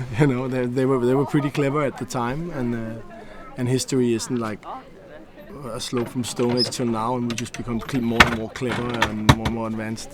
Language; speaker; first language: English; non-native, fluent; Danish